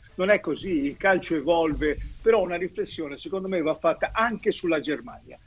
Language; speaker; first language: Italian; native; Italian